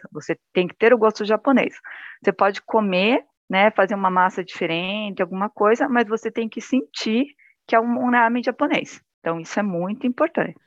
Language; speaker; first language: Portuguese; native; Portuguese